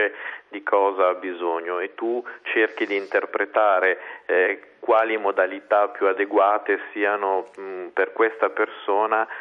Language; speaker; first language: Italian; native; Italian